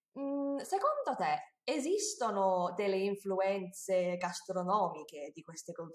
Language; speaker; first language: Italian; non-native, fluent; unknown